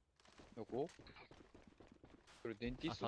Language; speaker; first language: Japanese; native; Japanese